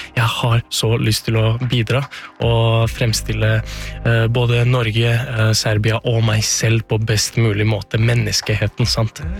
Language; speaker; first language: Norwegian; non-native, fluent; Serbian